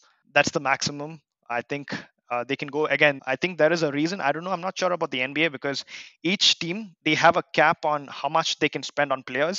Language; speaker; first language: English; non-native, local second language; Kannada